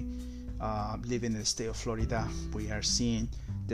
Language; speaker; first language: English; non-native, fluent; Spanish